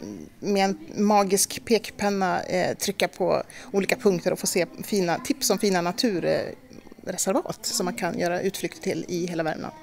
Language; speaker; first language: Swedish; native; Swedish